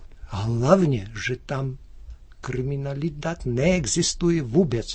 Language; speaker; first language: Czech; early bilingual, heritage; Czech